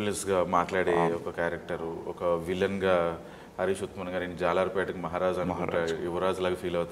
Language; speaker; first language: Telugu; native; Telugu